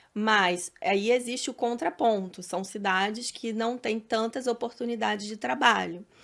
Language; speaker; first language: Portuguese; native; Portuguese